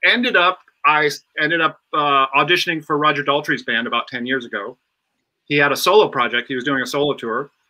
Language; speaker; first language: English; native; English